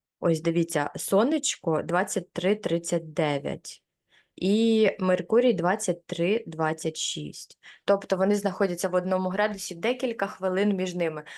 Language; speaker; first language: Ukrainian; non-native, local second language; Russian